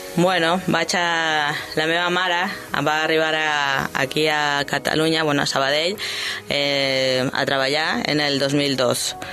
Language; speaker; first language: Catalan; early bilingual, other home language; Spanish